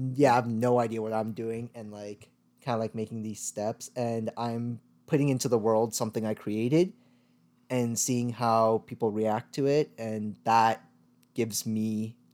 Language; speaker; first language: English; early bilingual, other home language; Tamil